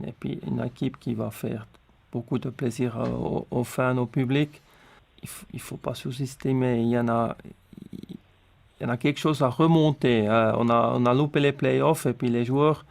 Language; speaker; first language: French; non-native, local second language; Swiss German